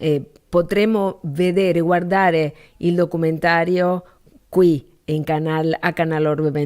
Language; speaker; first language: Italian; non-native, learner; Spanish